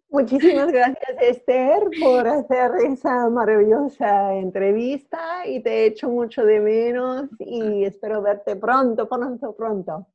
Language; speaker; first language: Spanish; non-native, fluent; English